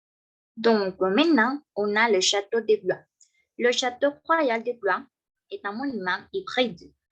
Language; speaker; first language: French; non-native, learner; Spanish